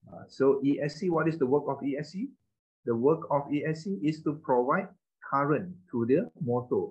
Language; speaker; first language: English; non-native, local second language; Malay